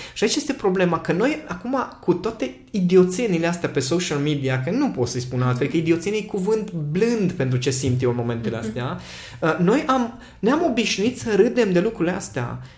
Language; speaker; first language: Romanian; non-native, local second language; Hungarian